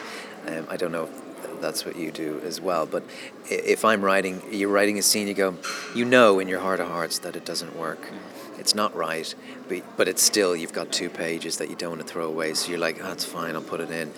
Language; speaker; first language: English; native; English